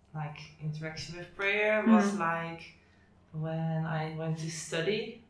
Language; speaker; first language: English; non-native, fluent; Dutch